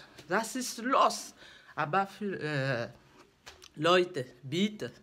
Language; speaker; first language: German; non-native, learner; French